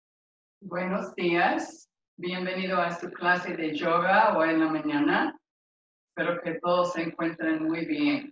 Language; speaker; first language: Spanish; non-native, fluent; English